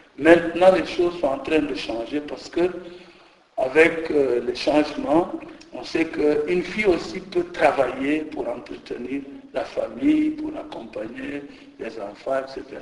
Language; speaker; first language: French; non-native, local second language; Jola-Fonyi